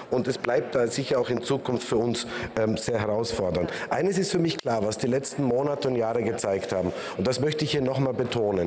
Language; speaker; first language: German; native; German